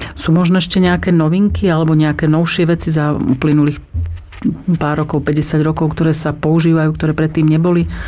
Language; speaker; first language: Slovak; native; Slovak